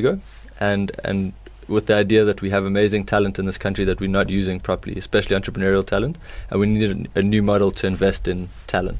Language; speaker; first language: English; native; English